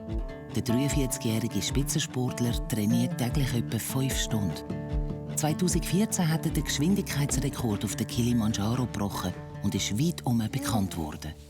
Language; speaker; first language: German; native; German